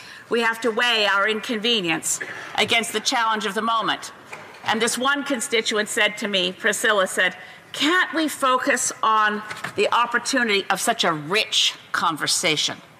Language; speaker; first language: English; native; English